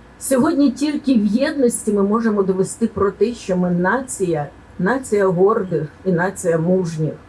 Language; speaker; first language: Ukrainian; native; Ukrainian